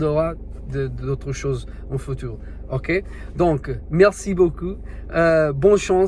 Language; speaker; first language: French; non-native, learner; Portuguese